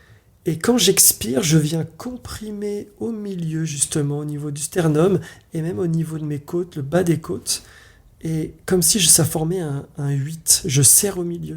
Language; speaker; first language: French; native; French